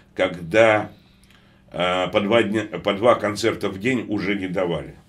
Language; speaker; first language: Russian; native; Russian